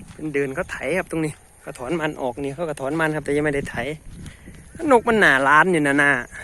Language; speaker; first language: Thai; native; Thai